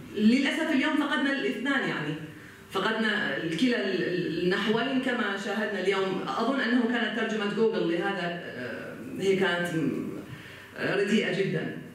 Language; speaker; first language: Arabic; early bilingual, heritage; Arabic